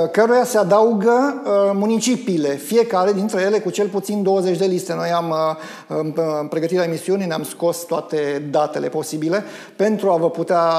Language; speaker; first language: Romanian; native; Romanian